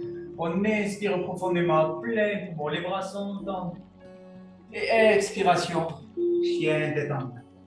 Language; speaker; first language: French; native; French